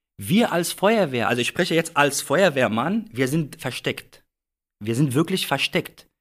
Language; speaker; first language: German; non-native, fluent; Arabic